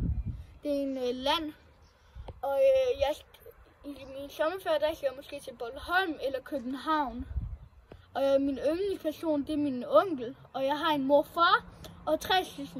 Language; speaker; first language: Danish; early bilingual, other home language; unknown